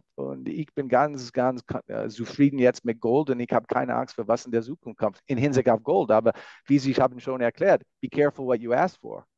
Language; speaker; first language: English; native; English